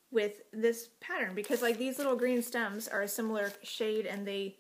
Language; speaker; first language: English; native; English